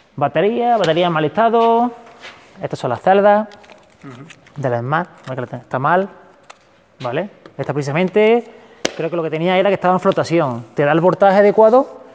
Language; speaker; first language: Spanish; native; Spanish